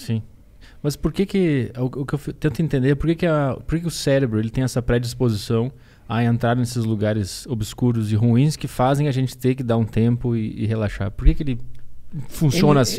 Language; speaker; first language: Portuguese; native; Portuguese